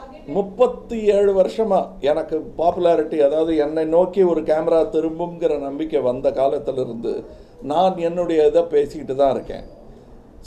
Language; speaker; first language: Tamil; native; Tamil